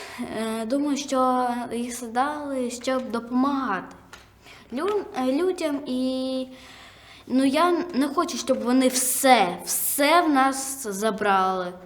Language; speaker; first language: Ukrainian; non-native, local second language; Russian